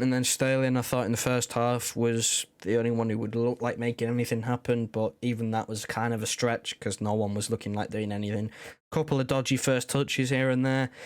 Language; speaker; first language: English; native; English